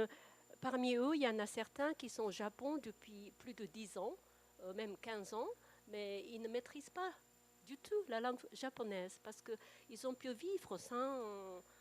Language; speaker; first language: French; non-native, fluent; Japanese